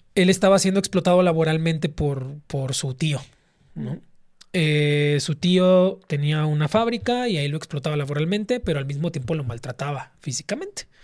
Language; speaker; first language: Spanish; native; Spanish